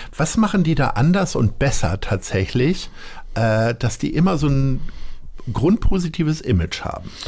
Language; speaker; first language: German; native; German